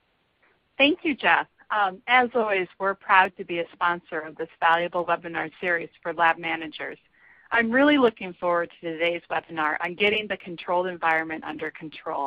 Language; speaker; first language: English; native; English